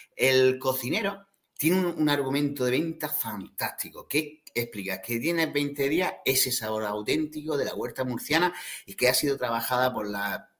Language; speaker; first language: Spanish; native; Spanish